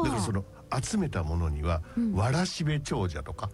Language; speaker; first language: Japanese; native; Japanese